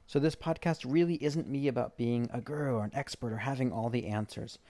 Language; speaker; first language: English; native; English